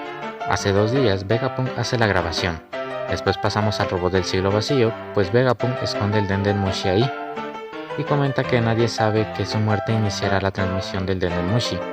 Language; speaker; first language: Spanish; native; Spanish